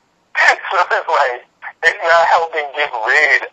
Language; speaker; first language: English; native; English